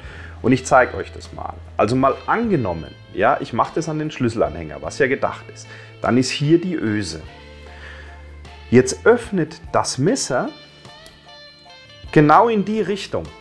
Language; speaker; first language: German; native; German